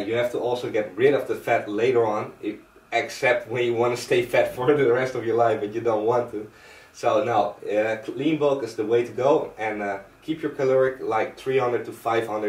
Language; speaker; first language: English; non-native, fluent; Dutch